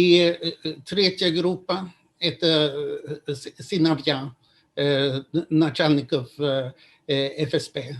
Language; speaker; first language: Russian; non-native, fluent; Swedish